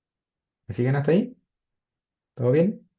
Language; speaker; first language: Spanish; native; Spanish